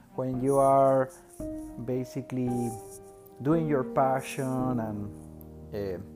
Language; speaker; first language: English; non-native, fluent; Spanish